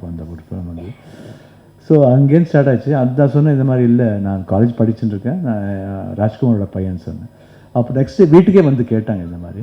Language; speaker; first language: Tamil; non-native, local second language; Kannada